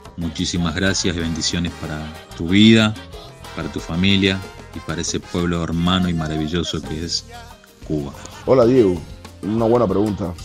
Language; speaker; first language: Spanish; native; Spanish